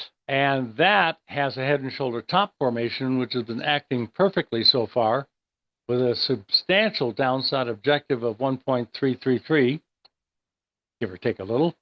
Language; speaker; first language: English; native; English